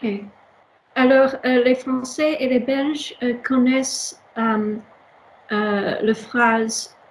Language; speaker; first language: French; non-native, learner; English